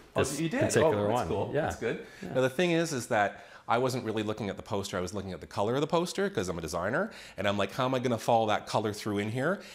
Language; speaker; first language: English; native; English